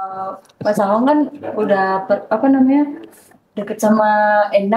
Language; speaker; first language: Indonesian; native; Indonesian